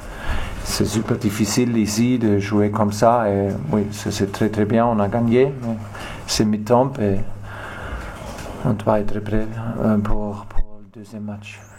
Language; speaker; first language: French; non-native, learner; German